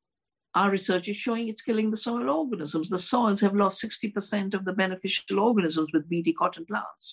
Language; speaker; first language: English; non-native, local second language; Hindi